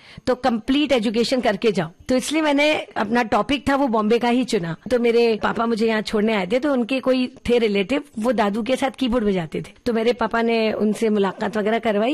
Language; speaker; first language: Hindi; native; Hindi